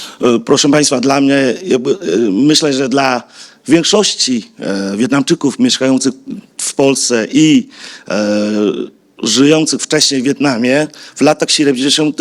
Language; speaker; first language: Polish; non-native, fluent; Vietnamese